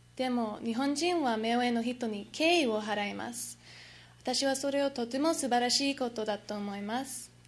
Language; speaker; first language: Japanese; non-native, learner; English